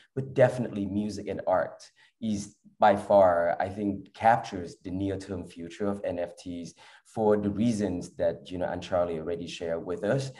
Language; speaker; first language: English; early bilingual, other home language; Vietnamese